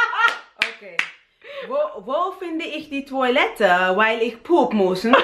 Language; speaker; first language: German; non-native, learner; Dutch